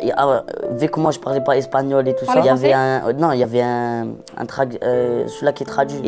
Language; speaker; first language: French; non-native, local second language; Arabic